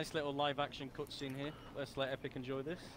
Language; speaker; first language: English; native; English